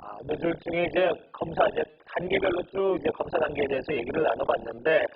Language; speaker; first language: Korean; native; Korean